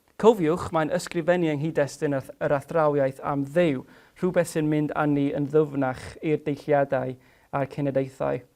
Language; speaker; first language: Welsh; non-native, fluent; English